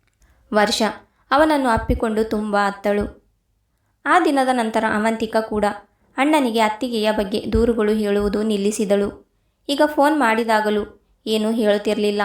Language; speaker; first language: Kannada; native; Kannada